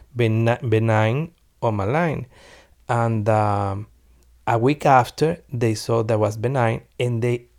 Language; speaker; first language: English; non-native, learner; Spanish